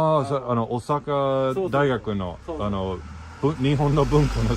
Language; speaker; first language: Japanese; non-native, learner; English